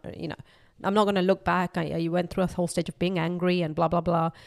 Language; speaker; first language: English; non-native, local second language; Urdu